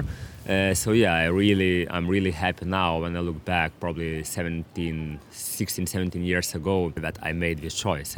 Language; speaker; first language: English; non-native, fluent; Lithuanian